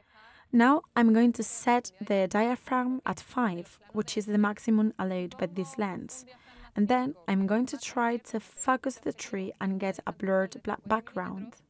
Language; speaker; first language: English; non-native, fluent; Spanish